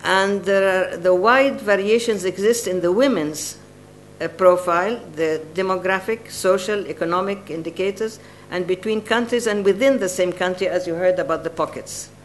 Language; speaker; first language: English; non-native, fluent; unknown